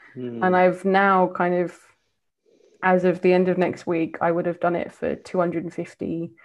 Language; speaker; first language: English; native; English